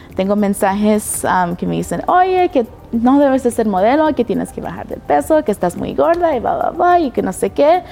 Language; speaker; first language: Spanish; early bilingual, heritage; Spanish